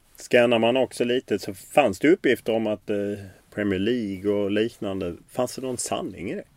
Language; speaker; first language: Swedish; native; Swedish